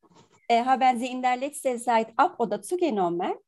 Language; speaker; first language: German; non-native, learner; Turkish